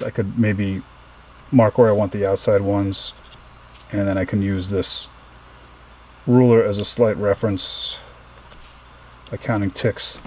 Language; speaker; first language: English; native; English